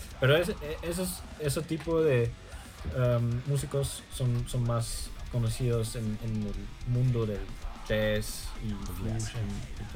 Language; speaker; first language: Spanish; early bilingual, heritage; German